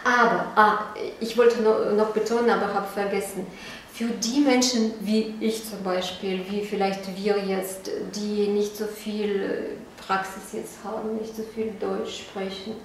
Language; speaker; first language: German; non-native, fluent; Russian